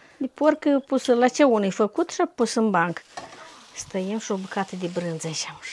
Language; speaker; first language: Romanian; native; Romanian